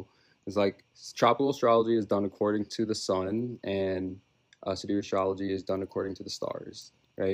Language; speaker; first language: English; native; English